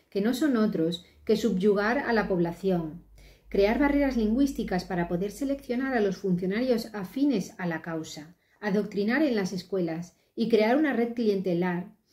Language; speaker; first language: Spanish; native; Spanish